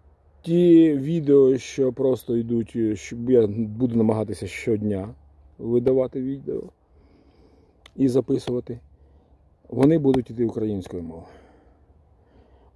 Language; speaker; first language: Ukrainian; non-native, local second language; Russian